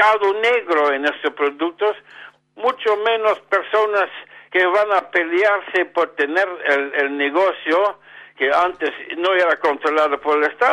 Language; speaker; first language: Spanish; non-native, fluent; Dutch